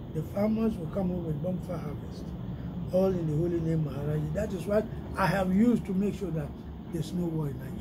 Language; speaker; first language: English; non-native, local second language; Yoruba